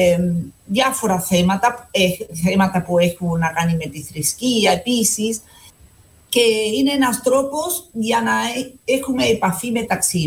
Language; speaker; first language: Greek; non-native, fluent; Spanish